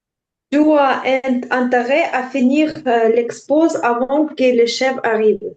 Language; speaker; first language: French; non-native, learner; Ukrainian